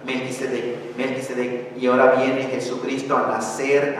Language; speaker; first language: Spanish; native; Spanish